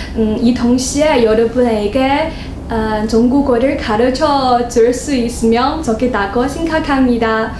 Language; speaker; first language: Korean; non-native, learner; Chinese